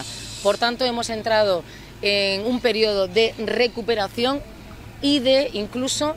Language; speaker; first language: Spanish; native; Spanish